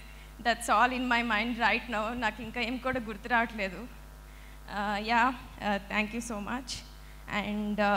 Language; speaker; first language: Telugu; native; Telugu